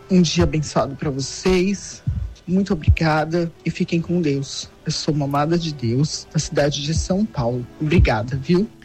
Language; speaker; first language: Portuguese; native; Portuguese